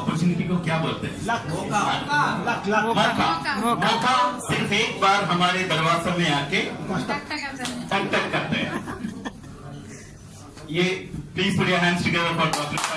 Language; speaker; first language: Hindi; non-native, fluent; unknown